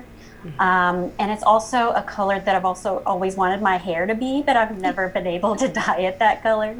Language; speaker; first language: English; native; English